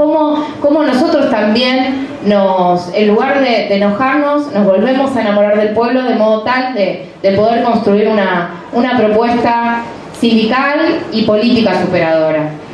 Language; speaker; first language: Spanish; native; Spanish